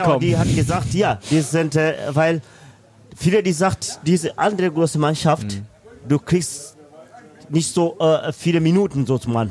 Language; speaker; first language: German; non-native, learner; Swahili